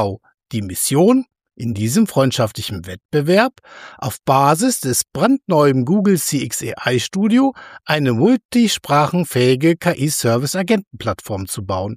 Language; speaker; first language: German; native; German